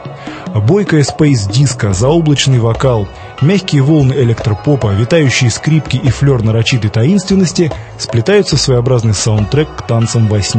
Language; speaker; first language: Russian; native; Russian